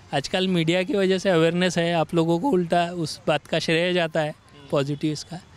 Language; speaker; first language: Hindi; non-native, local second language; Marathi